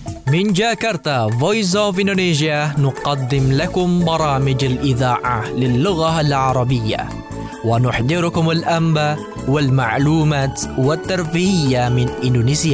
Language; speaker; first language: Arabic; non-native, fluent; Indonesian